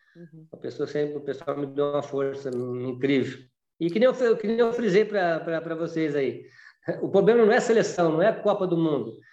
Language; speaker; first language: Portuguese; native; Portuguese